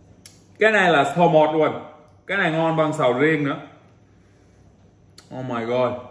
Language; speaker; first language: Vietnamese; non-native, fluent; English